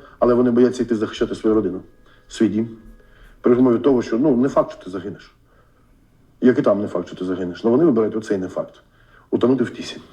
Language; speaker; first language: Ukrainian; non-native, local second language; Russian